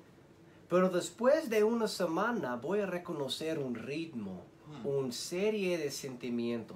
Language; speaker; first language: Spanish; non-native, learner; English